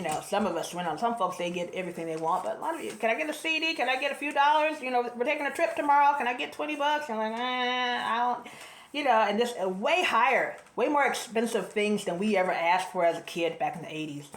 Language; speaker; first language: English; native; English